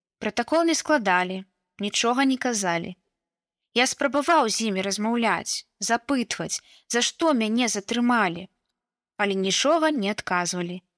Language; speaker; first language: Belarusian; native; Belarusian